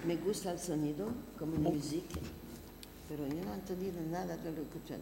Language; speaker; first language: Spanish; non-native, learner; French